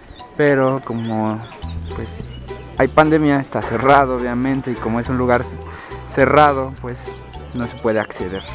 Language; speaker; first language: Spanish; native; Spanish